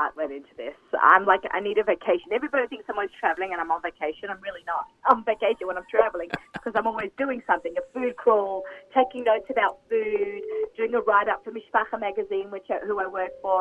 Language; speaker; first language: English; native; English